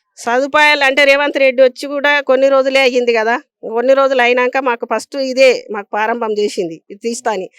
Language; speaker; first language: Telugu; native; Telugu